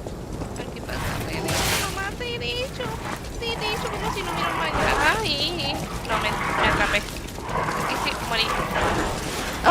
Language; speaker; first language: Spanish; native; Spanish